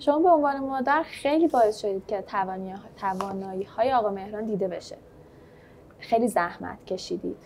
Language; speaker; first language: Persian; native; Persian